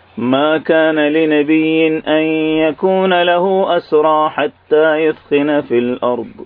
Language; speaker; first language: Urdu; native; Urdu